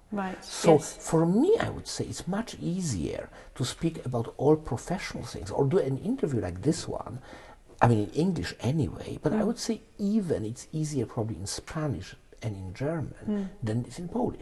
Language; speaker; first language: English; non-native, fluent; Polish